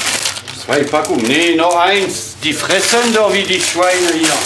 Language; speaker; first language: German; non-native, fluent; French